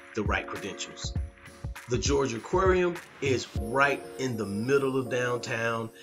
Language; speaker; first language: English; native; English